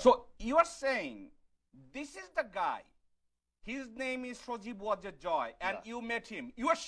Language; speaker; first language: English; non-native, fluent; Bangla